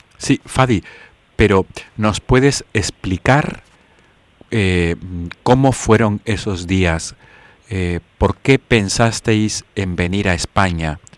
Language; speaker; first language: Spanish; native; Spanish